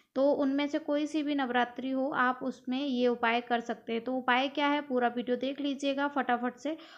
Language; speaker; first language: Hindi; native; Hindi